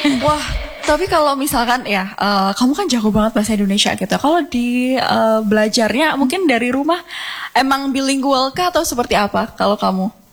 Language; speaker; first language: Indonesian; native; Indonesian